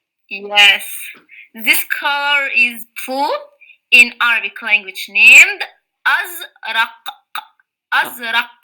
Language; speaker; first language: English; non-native, learner; Arabic